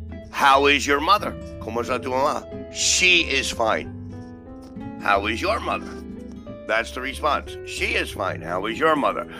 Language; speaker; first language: English; native; English